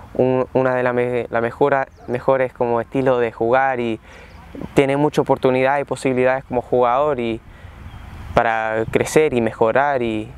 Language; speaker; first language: Spanish; early bilingual, heritage; Spanish